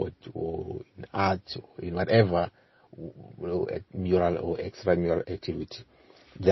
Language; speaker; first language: English; non-native, local second language; Xhosa